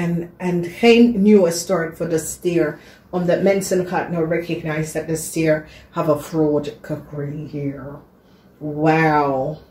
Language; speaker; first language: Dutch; non-native, learner; English